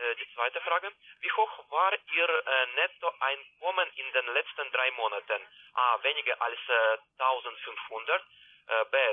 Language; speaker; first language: German; non-native, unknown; Bulgarian